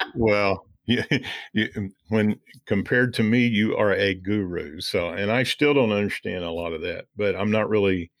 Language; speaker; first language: English; native; English